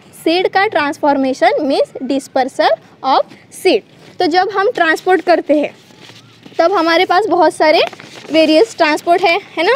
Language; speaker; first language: Hindi; non-native, local second language; Marathi